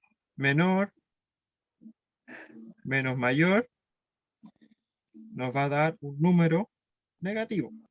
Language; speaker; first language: Spanish; native; Spanish